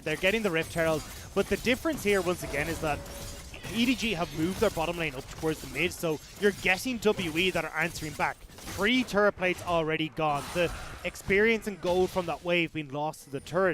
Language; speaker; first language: English; native; English